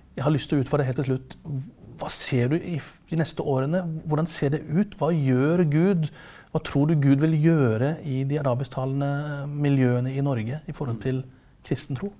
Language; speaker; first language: Norwegian; native; Norwegian